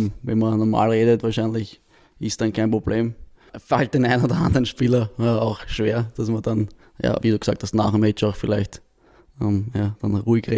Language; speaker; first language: German; native; German